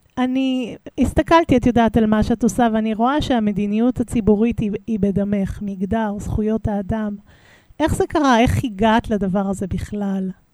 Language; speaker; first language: Hebrew; native; Hebrew